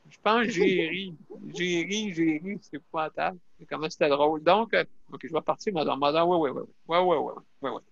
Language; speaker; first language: French; native; French